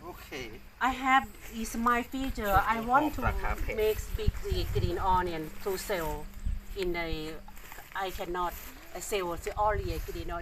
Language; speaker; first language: English; non-native, learner; Thai